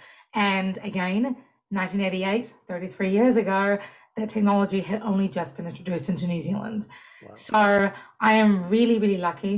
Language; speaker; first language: English; native; English